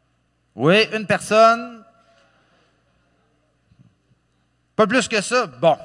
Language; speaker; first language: French; native; French